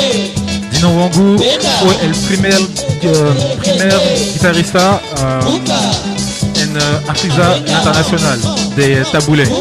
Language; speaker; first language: Spanish; non-native, learner; French